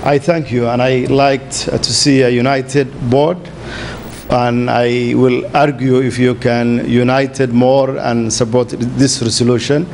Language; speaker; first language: English; non-native, fluent; Somali